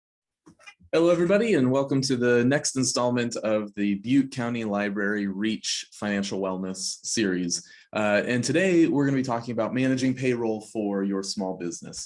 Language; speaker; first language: English; native; English